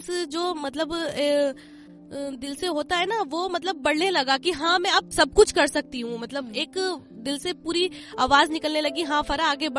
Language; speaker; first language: Hindi; native; Hindi